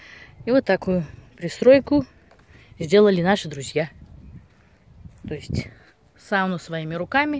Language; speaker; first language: Russian; native; Russian